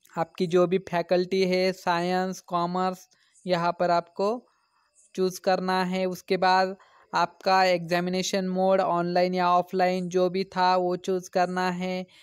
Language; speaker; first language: Hindi; non-native, local second language; Marathi